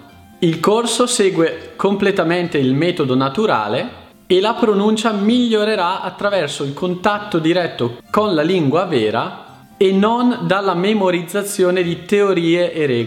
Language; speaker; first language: Italian; native; Italian